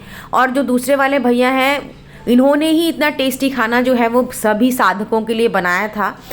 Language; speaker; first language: Hindi; native; Hindi